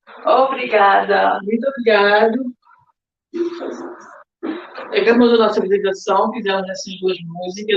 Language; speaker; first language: Portuguese; non-native, local second language; Kabuverdianu